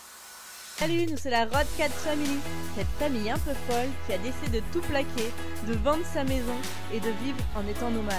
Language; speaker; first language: French; native; French